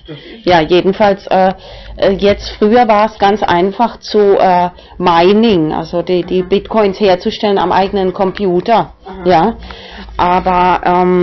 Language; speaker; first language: German; non-native, local second language; Spanish